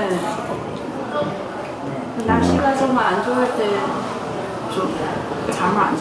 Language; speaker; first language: Korean; non-native, learner; Chinese